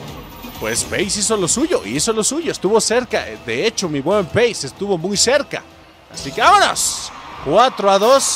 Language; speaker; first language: Spanish; native; Spanish